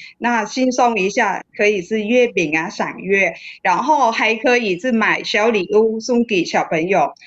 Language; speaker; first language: Chinese; non-native, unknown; Vietnamese